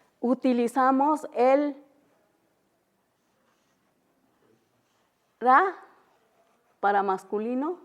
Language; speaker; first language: Spanish; non-native, local second language; Mixtepec Mixtec